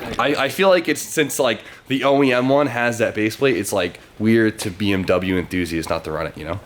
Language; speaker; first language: English; native; English